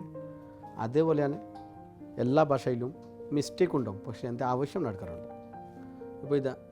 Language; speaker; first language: Malayalam; non-native, local second language; Assamese